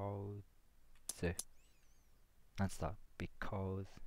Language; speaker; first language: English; non-native, learner; Japanese